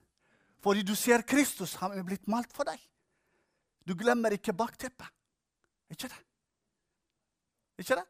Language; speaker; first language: Norwegian; non-native, fluent; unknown